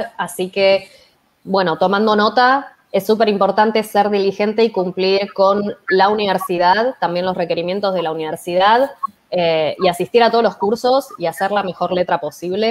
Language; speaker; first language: Spanish; native; Spanish